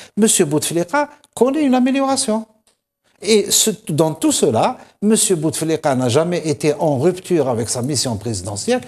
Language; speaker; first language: French; non-native, local second language; Kabyle